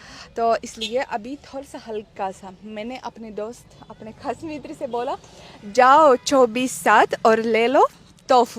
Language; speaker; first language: Hindi; non-native, learner; Russian